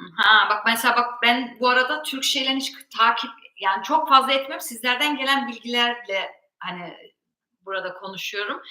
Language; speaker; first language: Turkish; early bilingual, heritage; Turkish